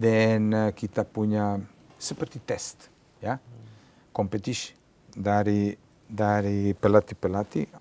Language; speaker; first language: Indonesian; non-native, learner; Serbian